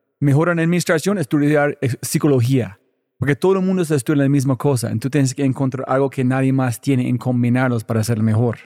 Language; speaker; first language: Spanish; non-native, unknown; English